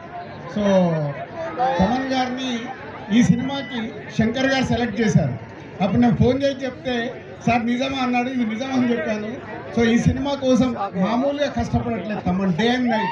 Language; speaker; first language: Telugu; native; Telugu